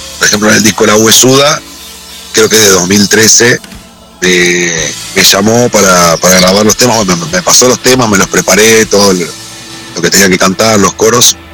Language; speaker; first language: Spanish; native; Spanish